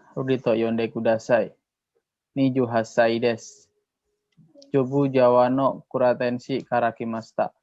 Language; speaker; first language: Japanese; non-native, learner; Indonesian